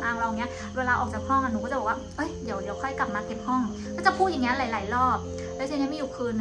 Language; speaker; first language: Thai; native; Thai